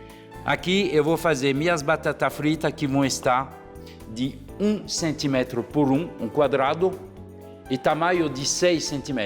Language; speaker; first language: Portuguese; non-native, fluent; French